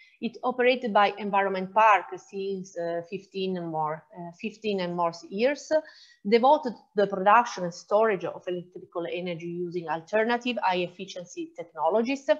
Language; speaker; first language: English; non-native, fluent; Italian